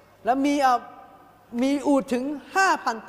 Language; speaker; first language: Thai; native; Thai